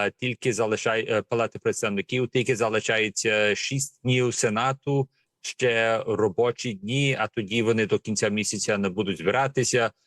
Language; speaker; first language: Ukrainian; early bilingual, heritage; Ukrainian